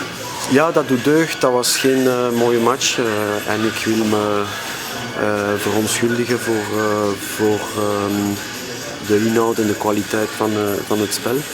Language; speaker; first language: Dutch; non-native, local second language; French